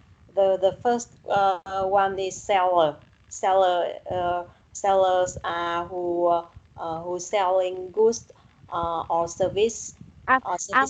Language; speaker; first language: English; non-native, learner; Vietnamese